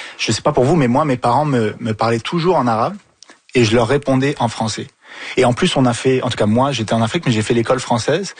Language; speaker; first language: French; early bilingual, other home language; Arabic